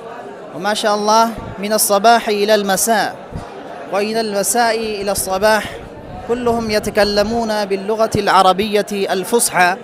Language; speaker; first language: Arabic; non-native, fluent; Urdu